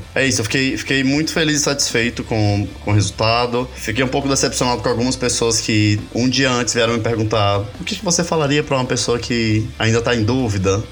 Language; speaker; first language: Portuguese; native; Portuguese